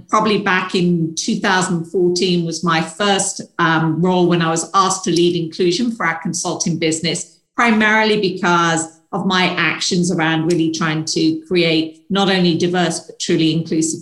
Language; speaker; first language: English; native; English